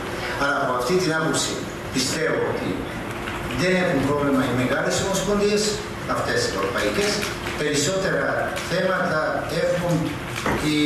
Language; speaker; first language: Greek; non-native, fluent; Serbian